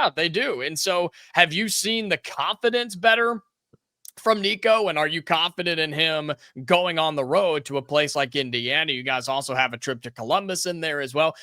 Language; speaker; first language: English; native; English